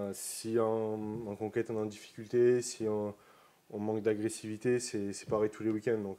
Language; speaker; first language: French; native; French